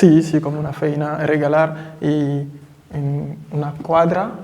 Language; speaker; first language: Catalan; non-native, fluent; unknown